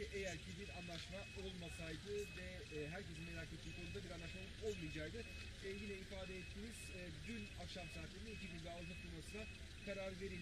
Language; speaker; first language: Turkish; native; Turkish